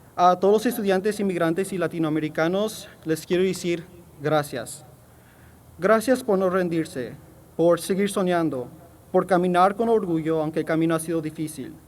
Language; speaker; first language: Spanish; early bilingual, heritage; Spanish